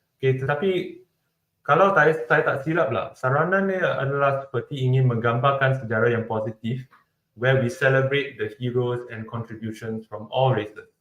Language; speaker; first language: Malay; non-native, local second language; Chinese